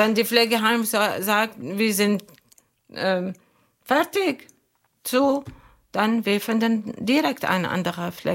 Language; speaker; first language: German; non-native, fluent; Arabic